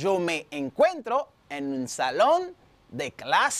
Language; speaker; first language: Spanish; non-native, fluent; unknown